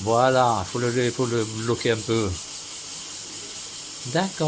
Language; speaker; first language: French; native; French